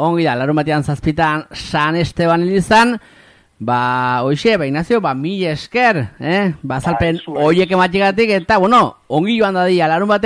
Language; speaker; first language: Basque; native; Basque